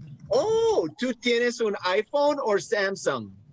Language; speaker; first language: Spanish; non-native, fluent; English